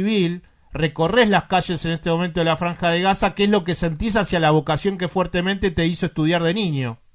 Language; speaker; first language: Spanish; native; Spanish